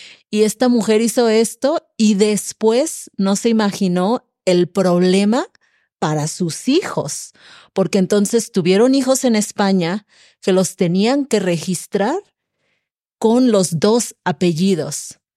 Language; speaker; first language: Spanish; native; Spanish